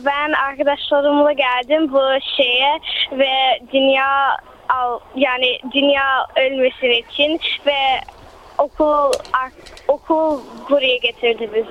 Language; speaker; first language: Turkish; early bilingual, heritage; Turkish